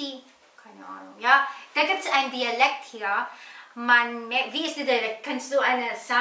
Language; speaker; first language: German; non-native, learner; Filipino